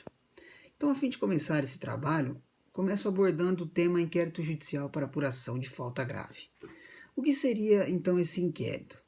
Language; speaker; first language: Portuguese; native; Portuguese